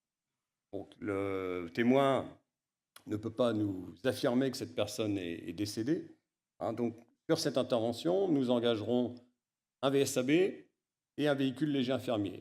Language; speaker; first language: French; native; French